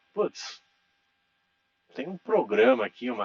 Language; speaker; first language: Portuguese; native; Portuguese